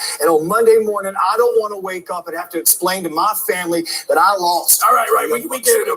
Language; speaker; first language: English; native; English